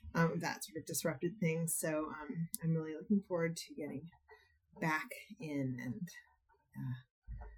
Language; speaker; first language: English; native; English